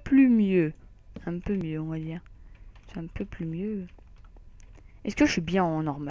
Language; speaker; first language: French; native; French